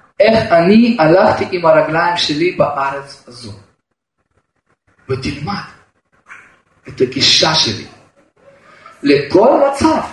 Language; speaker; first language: Hebrew; non-native, fluent; Russian